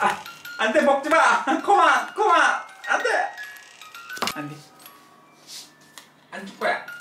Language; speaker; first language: Vietnamese; non-native, learner; Korean